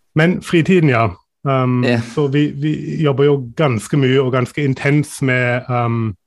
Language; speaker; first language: Norwegian; non-native, fluent; German